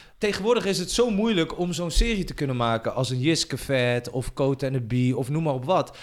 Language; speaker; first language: Dutch; early bilingual, other home language; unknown